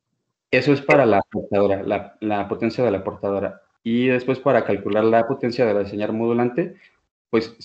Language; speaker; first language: Spanish; native; Spanish